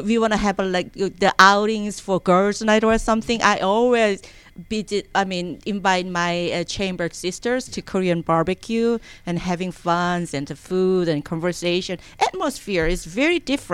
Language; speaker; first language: English; non-native, learner; Korean